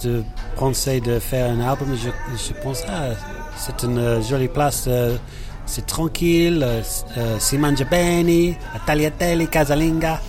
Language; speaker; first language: French; non-native, learner; English